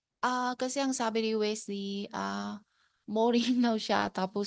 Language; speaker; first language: Filipino; non-native, learner; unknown